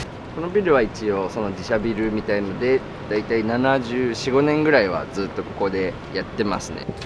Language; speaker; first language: Japanese; native; Japanese